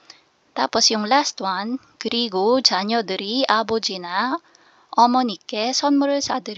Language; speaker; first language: Korean; non-native, fluent; Filipino